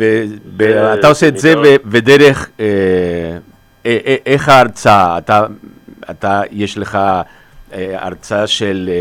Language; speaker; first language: Hebrew; non-native, learner; Spanish